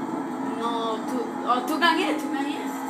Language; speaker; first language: French; non-native, learner; English